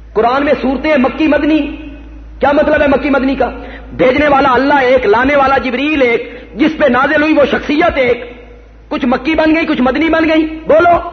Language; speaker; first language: Urdu; non-native, local second language; Punjabi